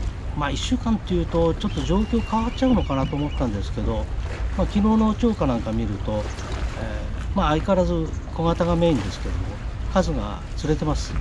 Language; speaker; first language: Japanese; native; Japanese